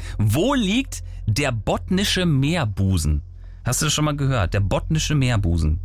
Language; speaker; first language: German; native; German